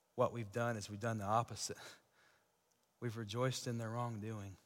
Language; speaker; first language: English; native; English